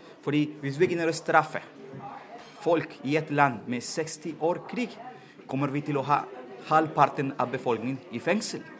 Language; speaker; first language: Norwegian; non-native, fluent; Spanish